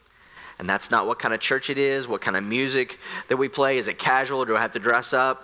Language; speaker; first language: English; native; English